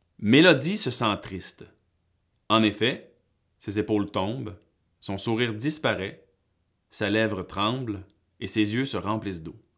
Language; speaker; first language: French; native; French